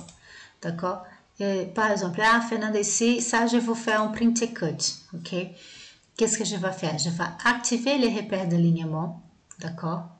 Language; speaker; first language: French; non-native, fluent; Portuguese